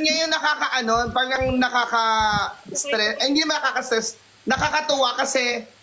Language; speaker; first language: Filipino; native; Filipino